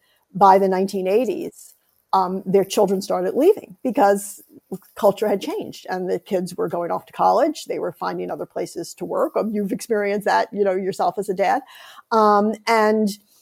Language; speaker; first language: English; native; English